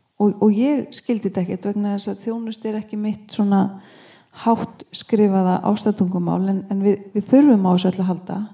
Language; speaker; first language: Icelandic; non-native, fluent; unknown